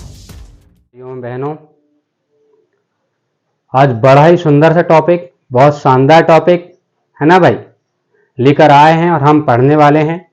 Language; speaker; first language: Hindi; native; Hindi